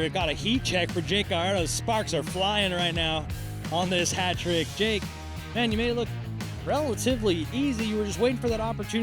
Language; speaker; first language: English; native; English